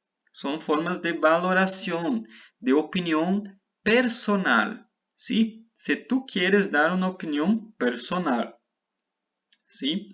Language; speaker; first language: Spanish; non-native, fluent; Portuguese